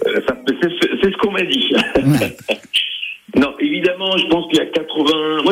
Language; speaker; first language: French; native; French